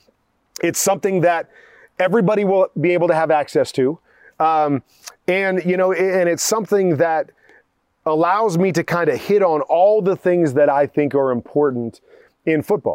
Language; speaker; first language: English; native; English